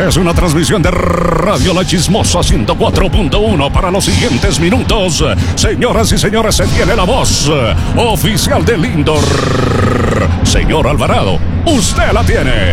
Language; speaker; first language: Spanish; native; Spanish